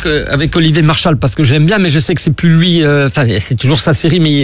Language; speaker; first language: French; native; French